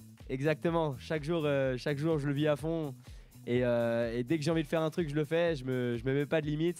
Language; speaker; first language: French; native; French